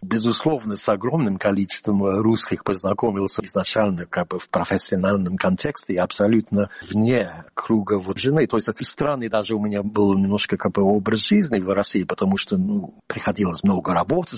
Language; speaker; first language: Russian; non-native, fluent; English